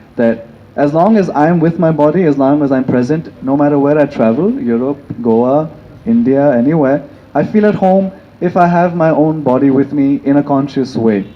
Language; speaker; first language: English; non-native, local second language; Hindi